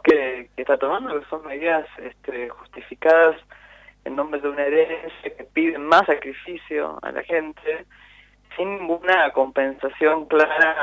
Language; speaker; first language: Spanish; native; Spanish